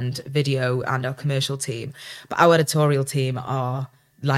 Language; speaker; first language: English; native; English